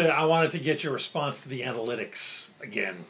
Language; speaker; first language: English; native; English